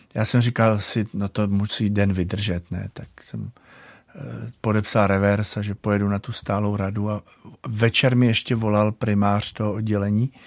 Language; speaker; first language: Czech; native; Czech